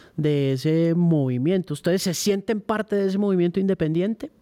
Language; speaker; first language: Spanish; native; Spanish